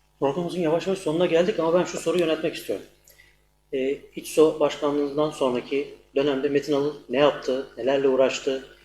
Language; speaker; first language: Turkish; native; Turkish